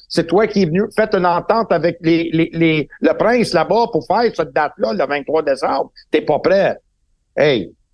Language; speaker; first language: French; non-native, local second language; English